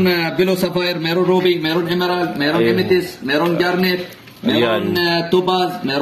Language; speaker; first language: Filipino; non-native, learner; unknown